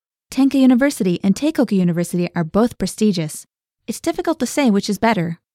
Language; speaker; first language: English; native; English